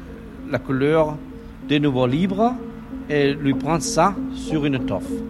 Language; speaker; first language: French; non-native, learner; German